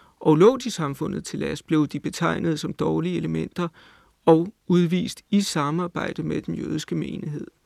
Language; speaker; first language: Danish; native; Danish